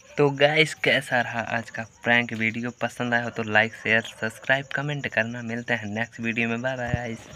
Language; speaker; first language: Hindi; native; Hindi